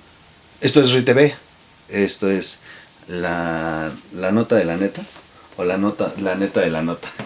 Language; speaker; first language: Spanish; native; Spanish